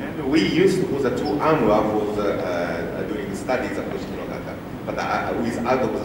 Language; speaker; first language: English; non-native, learner; Japanese